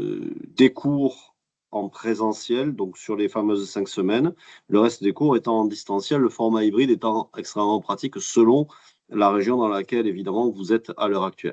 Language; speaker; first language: French; native; French